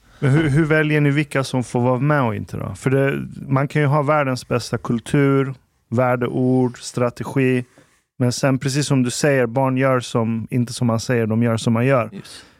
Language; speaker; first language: Swedish; early bilingual, other home language; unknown